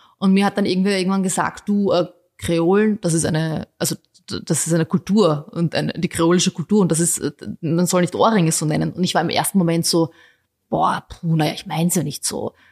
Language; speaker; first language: German; early bilingual, other home language; Bosnian